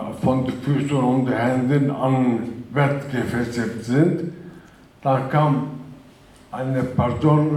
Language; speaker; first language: German; non-native, fluent; Turkish